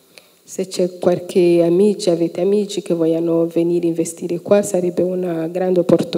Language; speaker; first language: Italian; non-native, fluent; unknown